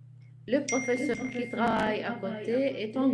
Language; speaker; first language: French; non-native, fluent; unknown